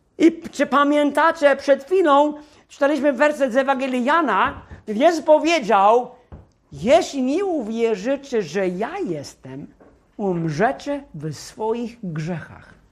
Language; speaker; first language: Polish; non-native, fluent; English